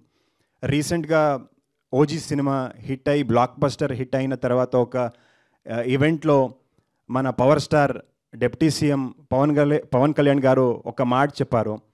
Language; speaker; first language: Telugu; non-native, learner; Kannada